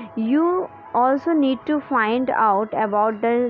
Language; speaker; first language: English; non-native, local second language; Hindi